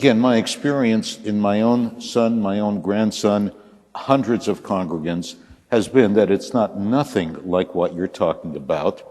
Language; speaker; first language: English; native; English